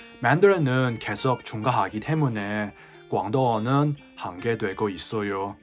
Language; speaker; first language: Korean; non-native, learner; Cantonese